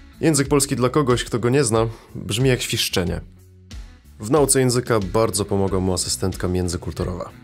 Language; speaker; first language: Polish; early bilingual, other home language; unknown